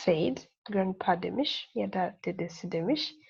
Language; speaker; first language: Turkish; non-native, learner; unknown